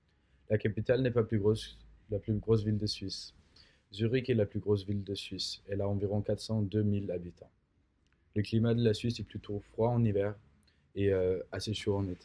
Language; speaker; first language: French; non-native, learner; Danish